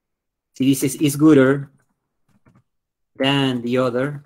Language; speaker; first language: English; non-native, fluent; Spanish